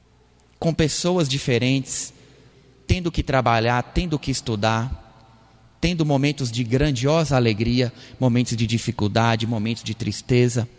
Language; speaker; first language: Portuguese; native; Portuguese